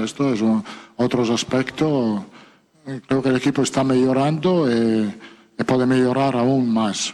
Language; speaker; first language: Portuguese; non-native, fluent; Italian